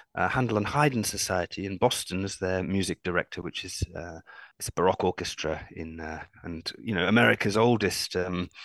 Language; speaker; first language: English; native; English